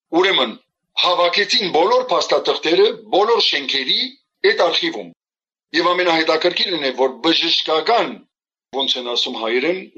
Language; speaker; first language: Armenian; early bilingual, heritage; Armenian